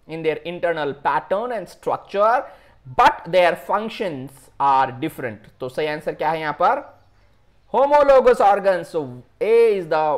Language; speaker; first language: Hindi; non-native, local second language; Marathi